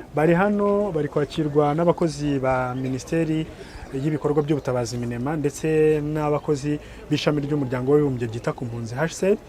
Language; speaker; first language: Kinyarwanda; native; Kinyarwanda